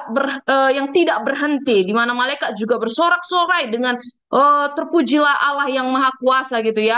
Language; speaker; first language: Indonesian; native; Indonesian